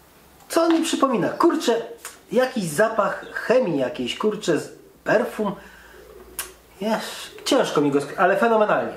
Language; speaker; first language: Polish; native; Polish